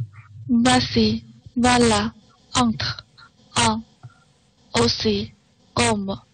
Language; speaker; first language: French; non-native, learner; Chinese